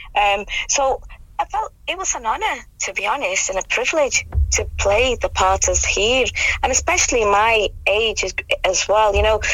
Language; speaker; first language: English; native; English